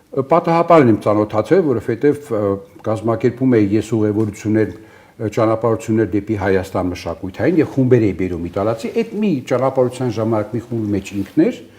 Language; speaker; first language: Armenian; early bilingual, other home language; Italian